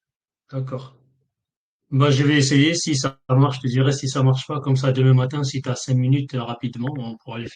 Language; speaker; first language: French; native; French